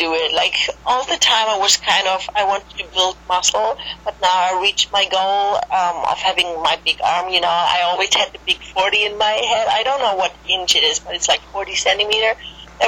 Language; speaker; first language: English; non-native, fluent; German